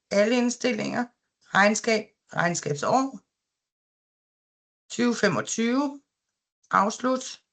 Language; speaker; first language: Danish; native; Danish